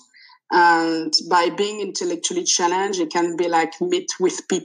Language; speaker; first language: English; non-native, fluent; French